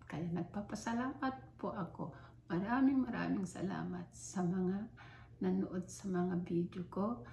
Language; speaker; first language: Filipino; non-native, local second language; Iloko